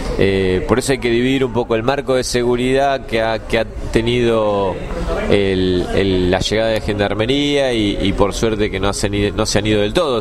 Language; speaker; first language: Spanish; native; Spanish